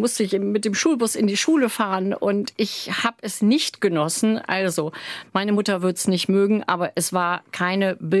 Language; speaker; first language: German; native; German